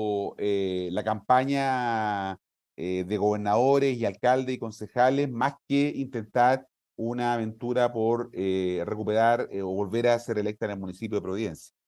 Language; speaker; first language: Spanish; native; Spanish